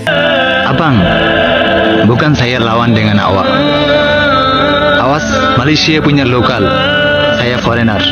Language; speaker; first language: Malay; non-native, learner; Bangla